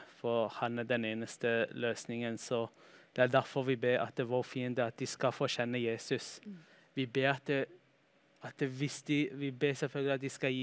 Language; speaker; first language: Norwegian; early bilingual, heritage; Norwegian